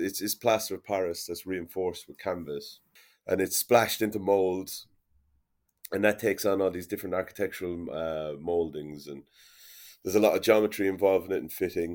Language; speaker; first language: English; native; English